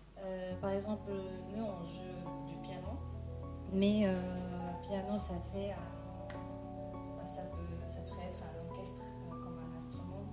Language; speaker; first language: French; non-native, fluent; Japanese